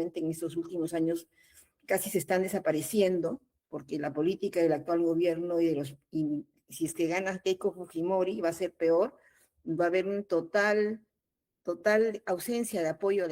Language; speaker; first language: Spanish; native; Spanish